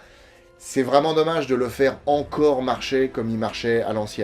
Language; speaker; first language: French; native; French